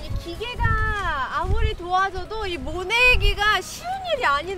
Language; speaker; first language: Korean; native; Korean